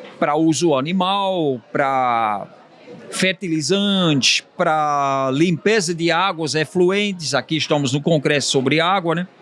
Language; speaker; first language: Portuguese; non-native, fluent; Swiss German